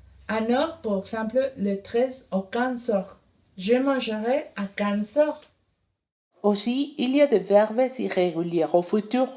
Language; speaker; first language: French; non-native, learner; Spanish